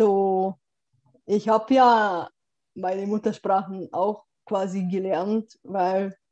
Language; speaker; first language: German; non-native, fluent; Bulgarian